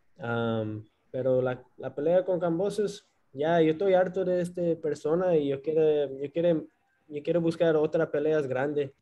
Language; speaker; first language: Spanish; early bilingual, heritage; Spanish